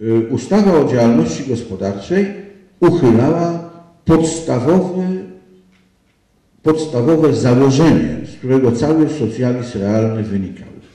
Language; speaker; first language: Polish; native; Polish